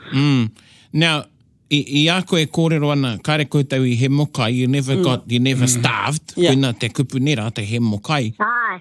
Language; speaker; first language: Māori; non-native, local second language; English